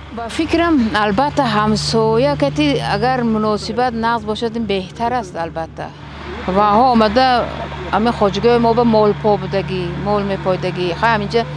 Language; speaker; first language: Tajik; native; Tajik